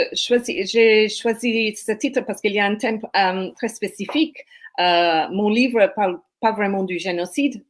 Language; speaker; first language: French; non-native, fluent; English